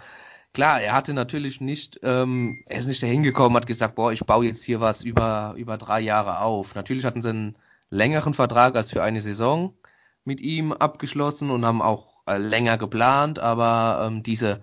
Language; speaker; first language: German; native; German